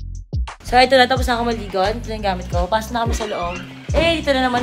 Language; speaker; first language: Filipino; native; Filipino